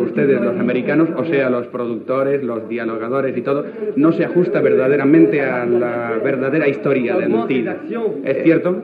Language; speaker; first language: Spanish; native; Spanish